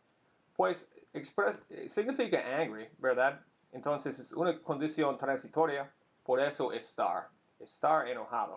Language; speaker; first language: Spanish; non-native, fluent; English